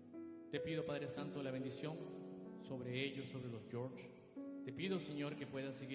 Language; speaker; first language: Spanish; native; Spanish